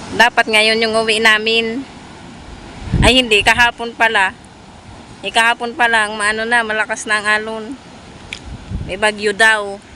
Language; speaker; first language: Filipino; non-native, local second language; Bikol